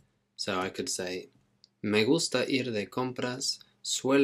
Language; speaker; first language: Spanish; non-native, fluent; English